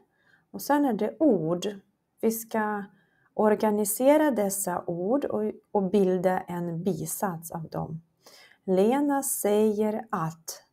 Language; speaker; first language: Swedish; non-native, fluent; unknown